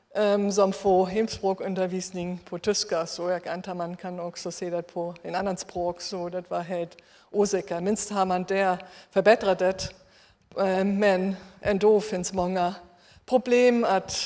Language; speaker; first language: Swedish; non-native, fluent; German